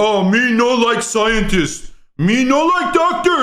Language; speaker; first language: English; native; English